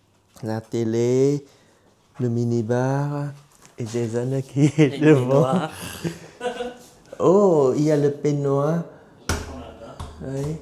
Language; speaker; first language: French; non-native, fluent; Vietnamese